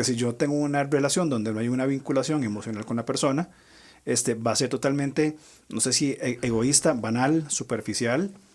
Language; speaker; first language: Spanish; native; Spanish